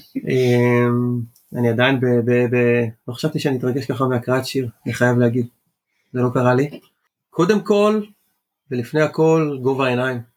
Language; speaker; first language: Hebrew; early bilingual, other home language; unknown